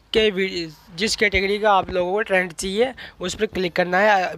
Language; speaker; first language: Hindi; native; Hindi